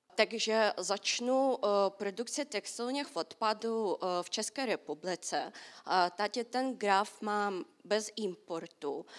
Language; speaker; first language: Czech; non-native, fluent; Russian